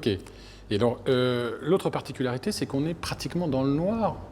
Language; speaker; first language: French; native; French